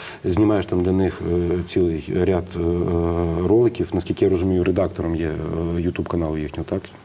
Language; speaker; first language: Ukrainian; native; Ukrainian